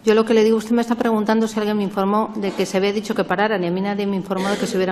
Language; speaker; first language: Spanish; native; Spanish